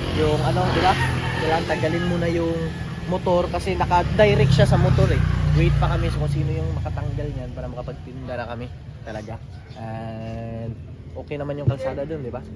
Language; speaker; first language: Filipino; non-native, local second language; Cebuano